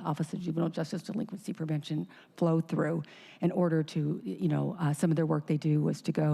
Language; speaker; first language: English; native; English